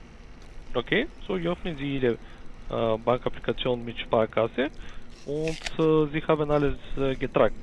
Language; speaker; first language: German; non-native, learner; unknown